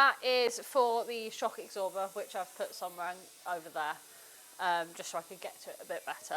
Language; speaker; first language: English; native; English